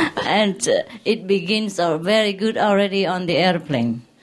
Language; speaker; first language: English; non-native, fluent; Vietnamese